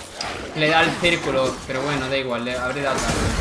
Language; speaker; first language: Spanish; native; Spanish